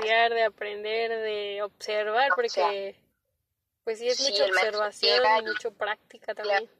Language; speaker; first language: Spanish; native; Spanish